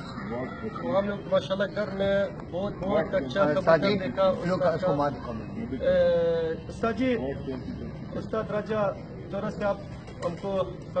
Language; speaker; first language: Hindi; non-native, learner; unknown